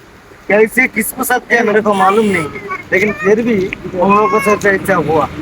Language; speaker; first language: Hindi; non-native, local second language; Bangla